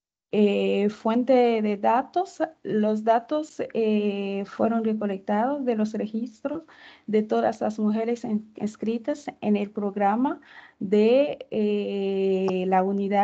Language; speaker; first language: Spanish; non-native, fluent; Haitian Creole